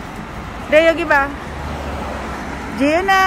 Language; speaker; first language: Korean; non-native, learner; Filipino